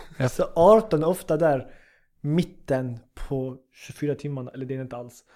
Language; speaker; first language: Swedish; early bilingual, other home language; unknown